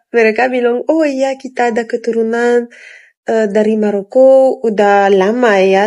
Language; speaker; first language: Indonesian; non-native, fluent; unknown